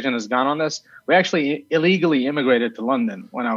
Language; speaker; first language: English; early bilingual, other home language; Arabic